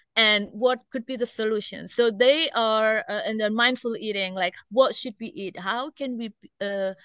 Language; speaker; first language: English; non-native, fluent; Indonesian